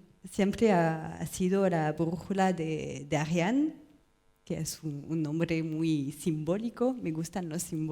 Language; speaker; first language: Spanish; non-native, learner; French